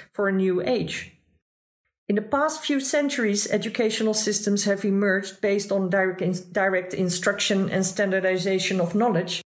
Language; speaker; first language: English; non-native, fluent; Dutch